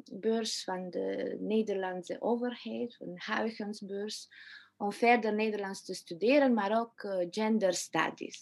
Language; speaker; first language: Dutch; non-native, fluent; Romanian